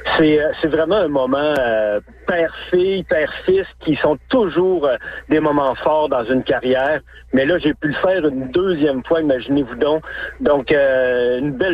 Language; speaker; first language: French; native; French